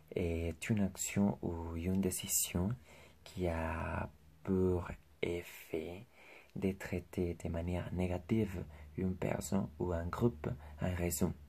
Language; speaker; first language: French; non-native, learner; Spanish